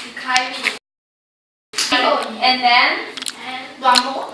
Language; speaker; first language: English; non-native, fluent; Korean